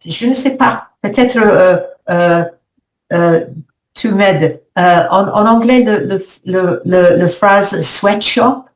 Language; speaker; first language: French; non-native, learner; English